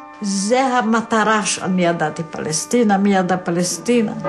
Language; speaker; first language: Hebrew; non-native, fluent; Polish